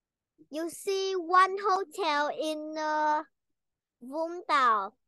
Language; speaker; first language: English; non-native, learner; Vietnamese